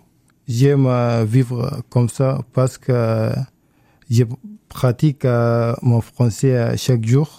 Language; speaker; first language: French; non-native, learner; Arabic